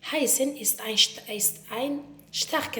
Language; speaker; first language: German; non-native, learner; Arabic